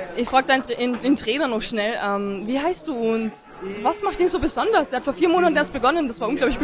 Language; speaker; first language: German; native; German